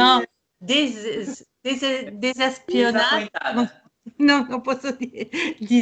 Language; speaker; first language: Portuguese; non-native, fluent; French